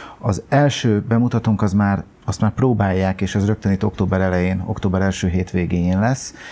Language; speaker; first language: Hungarian; native; Hungarian